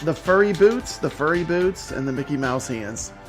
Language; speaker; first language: English; native; English